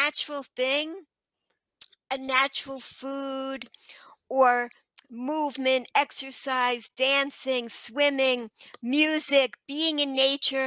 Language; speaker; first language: English; native; English